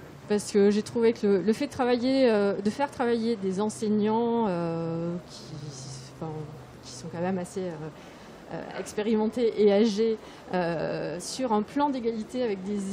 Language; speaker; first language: French; native; French